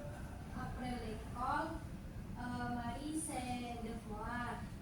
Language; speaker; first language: French; non-native, learner; Indonesian